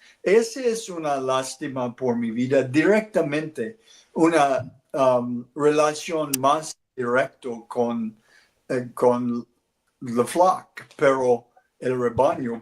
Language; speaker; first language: Spanish; non-native, learner; English